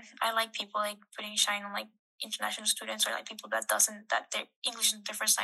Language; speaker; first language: English; non-native, fluent; Spanish